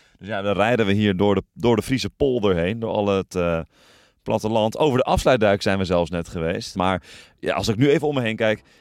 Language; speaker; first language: Dutch; native; Dutch